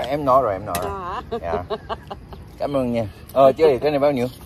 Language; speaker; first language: Vietnamese; non-native, learner; Korean